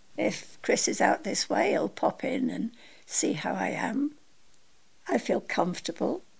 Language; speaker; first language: English; native; English